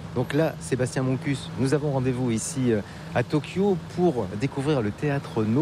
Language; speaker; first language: French; native; French